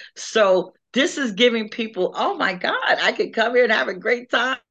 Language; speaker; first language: English; native; English